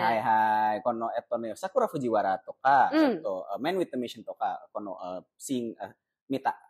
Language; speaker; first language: Japanese; non-native, learner; Indonesian